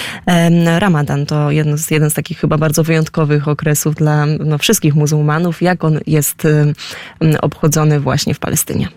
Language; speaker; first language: Polish; native; Polish